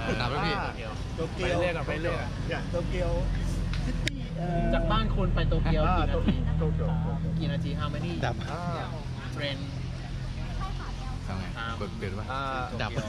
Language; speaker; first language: Thai; native; Thai